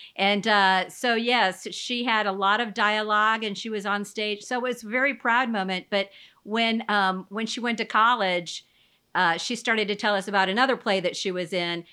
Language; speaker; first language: English; native; English